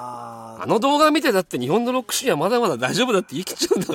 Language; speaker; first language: Japanese; native; Japanese